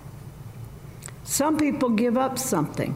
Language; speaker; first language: English; native; English